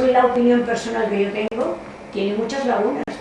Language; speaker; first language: Spanish; native; Spanish